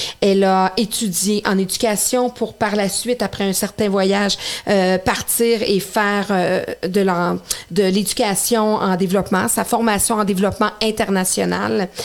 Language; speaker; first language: French; native; French